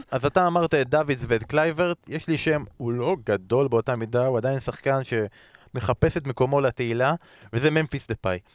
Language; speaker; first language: Hebrew; native; Hebrew